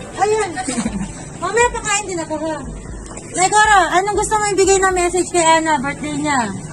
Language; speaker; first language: Filipino; native; Filipino